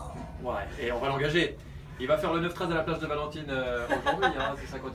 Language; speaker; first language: French; native; French